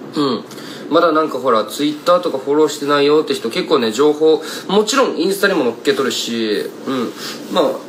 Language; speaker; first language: Japanese; native; Japanese